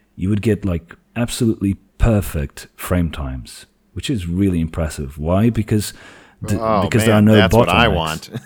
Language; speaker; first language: English; non-native, fluent; Portuguese